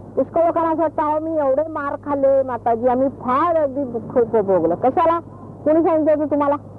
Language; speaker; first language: Marathi; native; Marathi